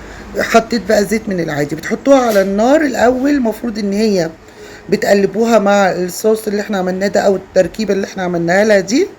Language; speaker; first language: Arabic; native; Arabic